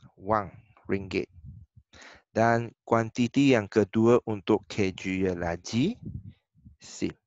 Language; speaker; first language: Malay; non-native, local second language; Chinese